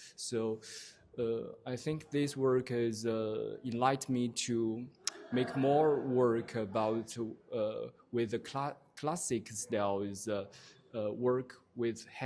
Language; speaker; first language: English; non-native, learner; Chinese